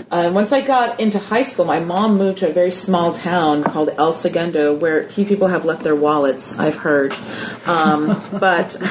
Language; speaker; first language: English; native; English